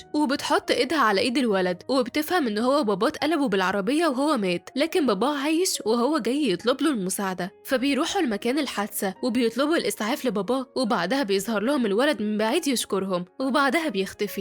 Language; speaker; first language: Arabic; native; Arabic